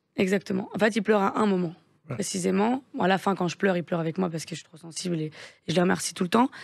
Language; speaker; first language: French; native; French